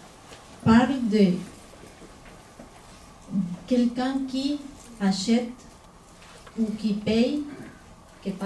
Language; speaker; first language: French; non-native, fluent; Spanish